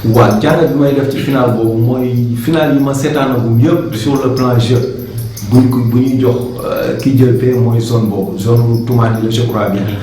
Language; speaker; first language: Wolof; native; Wolof